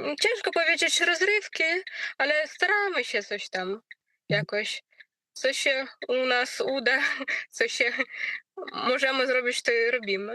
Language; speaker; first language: Polish; non-native, learner; Ukrainian